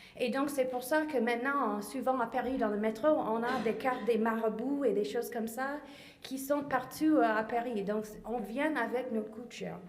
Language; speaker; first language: French; non-native, fluent; English